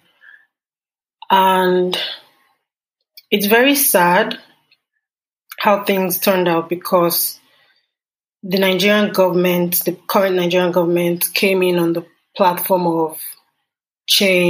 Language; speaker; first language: English; non-native, local second language; Yoruba